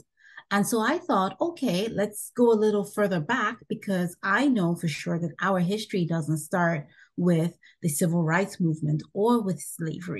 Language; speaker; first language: English; non-native, local second language; Bini